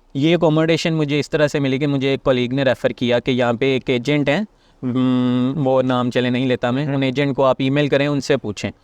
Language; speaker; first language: Urdu; non-native, local second language; Punjabi